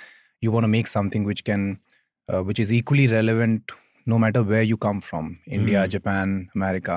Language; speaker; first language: English; non-native, local second language; Hindi